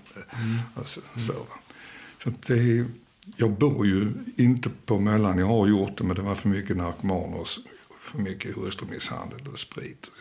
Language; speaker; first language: Swedish; early bilingual, other home language; Danish